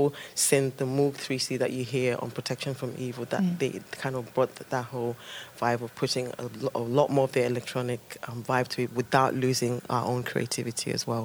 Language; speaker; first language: English; non-native, local second language; Ibibio